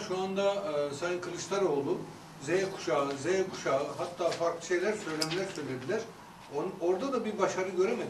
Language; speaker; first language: Turkish; native; Turkish